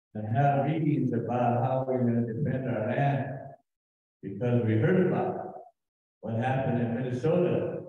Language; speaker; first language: English; native; English